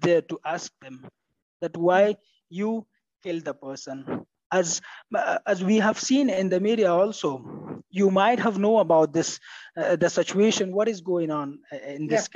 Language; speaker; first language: English; non-native, fluent; Pashto